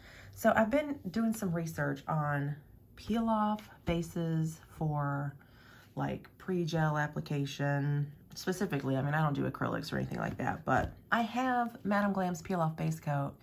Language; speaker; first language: English; native; English